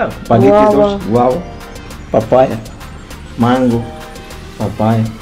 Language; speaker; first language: Russian; non-native, learner; Spanish